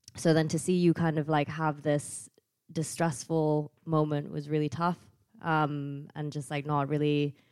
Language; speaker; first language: English; non-native, fluent; Thai